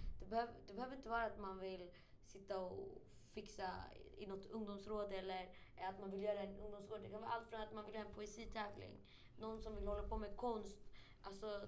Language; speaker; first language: Swedish; early bilingual, other home language; Arabic